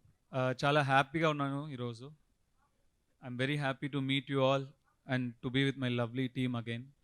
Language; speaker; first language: Telugu; non-native, learner; Tamil